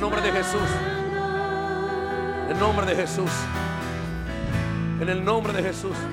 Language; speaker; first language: Spanish; native; Spanish